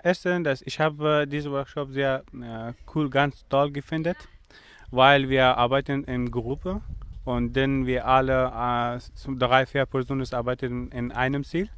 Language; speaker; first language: German; non-native, learner; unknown